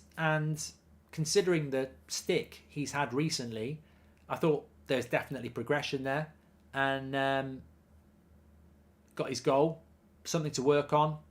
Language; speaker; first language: English; native; English